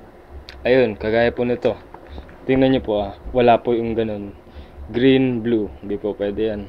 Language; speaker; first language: Filipino; native; Filipino